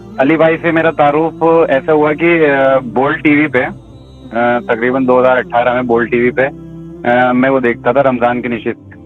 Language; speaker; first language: Urdu; native; Urdu